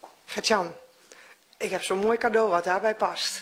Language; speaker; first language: Dutch; native; Dutch